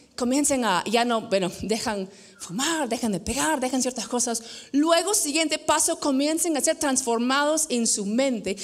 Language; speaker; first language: Spanish; non-native, fluent; English